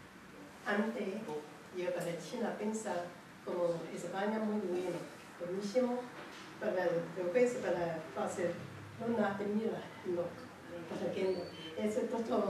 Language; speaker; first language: Spanish; non-native, learner; Chinese